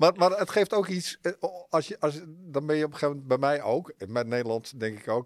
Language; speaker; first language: Dutch; native; Dutch